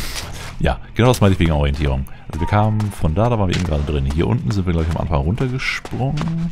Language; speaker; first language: German; native; German